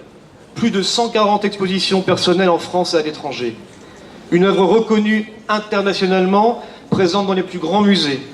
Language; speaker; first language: French; native; French